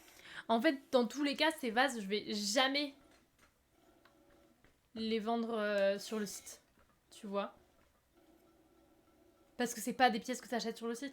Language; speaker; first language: French; native; French